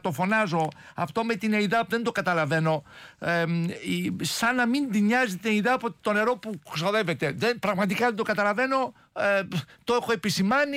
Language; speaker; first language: Greek; native; Greek